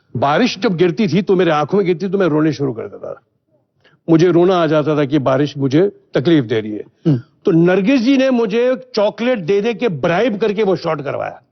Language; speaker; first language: Hindi; native; Hindi